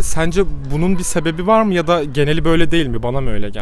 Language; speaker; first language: Turkish; native; Turkish